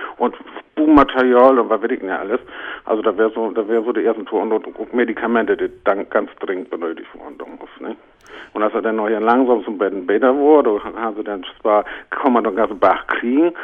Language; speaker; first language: German; native; German